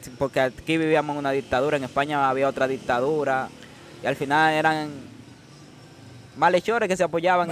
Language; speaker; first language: Spanish; native; Spanish